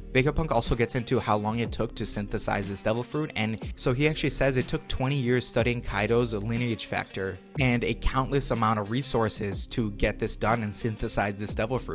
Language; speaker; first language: English; native; English